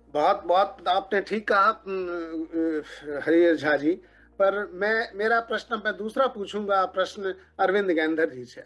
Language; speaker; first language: Hindi; native; Hindi